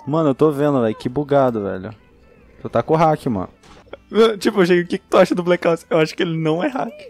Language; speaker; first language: Portuguese; native; Portuguese